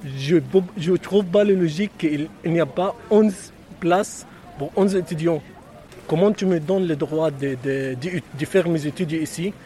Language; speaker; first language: French; non-native, learner; Arabic